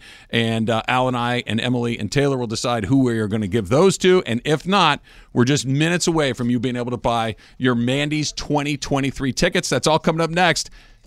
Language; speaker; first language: English; native; English